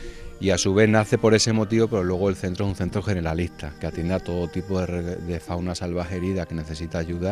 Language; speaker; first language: Spanish; native; Spanish